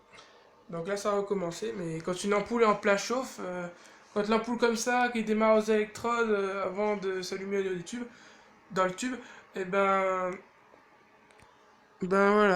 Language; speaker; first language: French; native; French